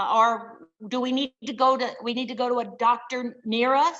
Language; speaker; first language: English; native; English